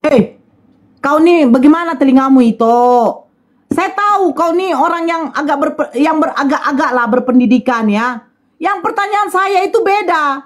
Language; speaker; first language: Indonesian; native; Indonesian